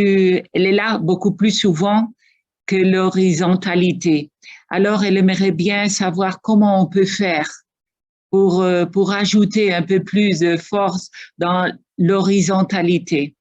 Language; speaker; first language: French; non-native, fluent; Spanish